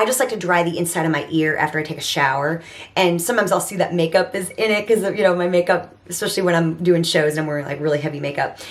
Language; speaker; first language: English; native; English